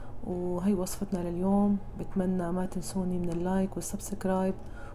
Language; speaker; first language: Arabic; native; Arabic